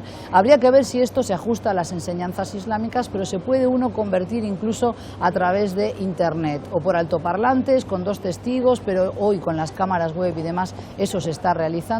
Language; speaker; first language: Spanish; native; Spanish